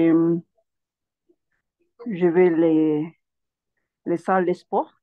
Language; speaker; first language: French; non-native, learner; Spanish